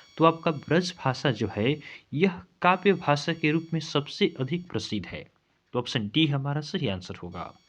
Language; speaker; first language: Hindi; native; Hindi